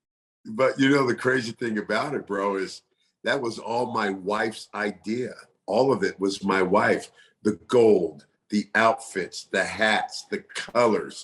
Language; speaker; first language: English; native; English